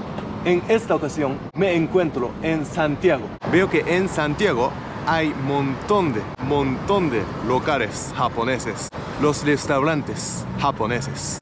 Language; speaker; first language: Spanish; non-native, learner; Japanese